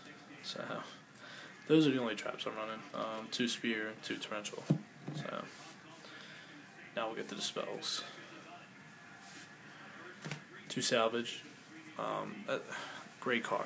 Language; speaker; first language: English; native; English